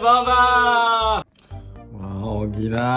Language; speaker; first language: Indonesian; non-native, fluent; Japanese